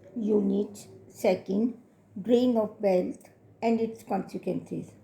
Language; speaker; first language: English; non-native, local second language; Hindi